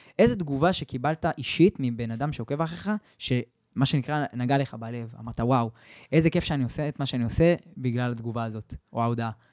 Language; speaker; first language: Hebrew; early bilingual, other home language; English